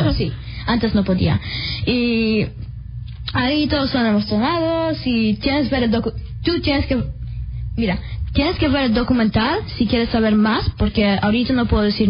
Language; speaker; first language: Spanish; early bilingual, heritage; Spanish